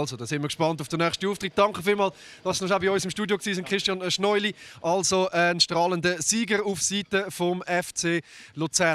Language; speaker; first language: German; native; German